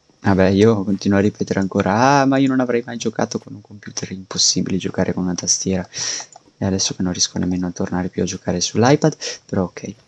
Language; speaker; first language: Italian; native; Italian